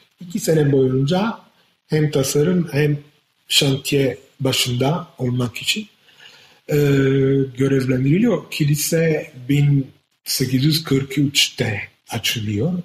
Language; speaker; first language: Turkish; non-native, fluent; Italian